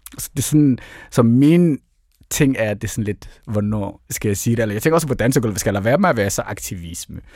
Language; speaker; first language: Danish; early bilingual, other home language; Somali